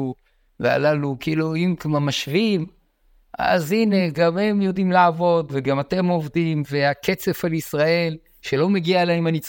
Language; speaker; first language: Hebrew; native; Hebrew